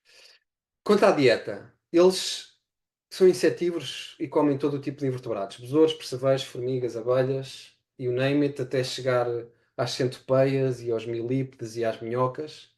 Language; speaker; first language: Portuguese; native; Portuguese